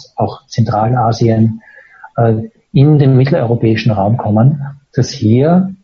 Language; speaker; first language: German; native; German